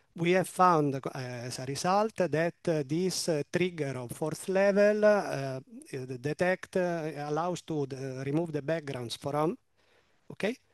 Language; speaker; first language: English; non-native, fluent; Italian